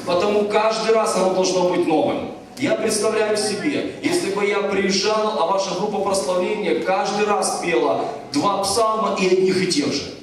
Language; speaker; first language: Russian; native; Russian